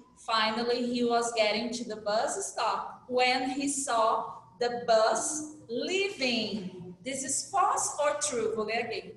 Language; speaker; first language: English; non-native, fluent; Portuguese